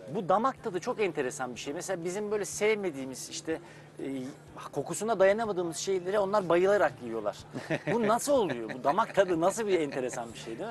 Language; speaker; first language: Turkish; native; Turkish